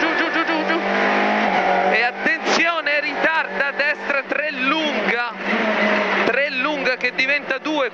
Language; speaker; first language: Italian; native; Italian